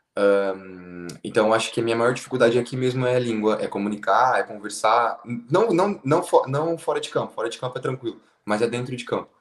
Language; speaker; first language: Portuguese; native; Portuguese